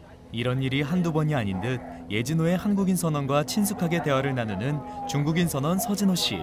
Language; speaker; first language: Korean; native; Korean